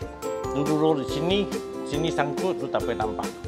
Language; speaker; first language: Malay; non-native, local second language; Min Nan Chinese